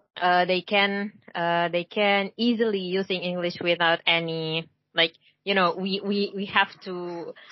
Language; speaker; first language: English; non-native, learner; Indonesian